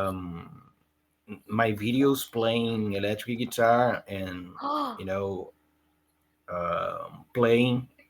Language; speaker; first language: English; non-native, learner; Portuguese